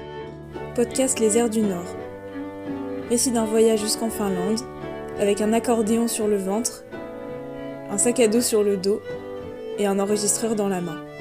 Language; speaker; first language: French; native; French